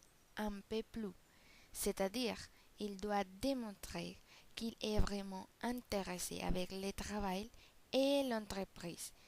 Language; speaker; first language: French; non-native, learner; Spanish